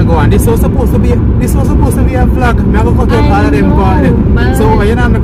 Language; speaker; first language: English; native; English